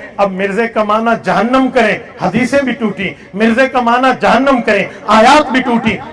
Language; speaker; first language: Urdu; non-native, local second language; Saraiki